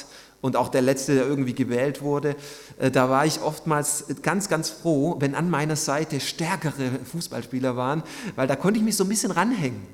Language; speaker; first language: German; native; German